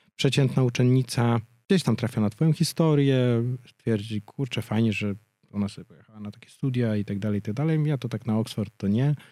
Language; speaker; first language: Polish; native; Polish